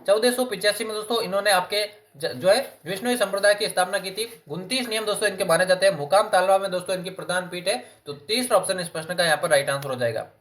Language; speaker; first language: Hindi; native; Hindi